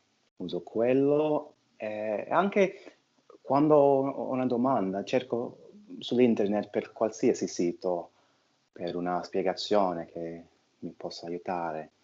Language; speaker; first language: Italian; non-native, fluent; English